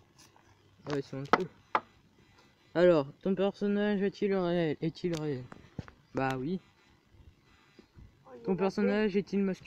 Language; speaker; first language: French; native; French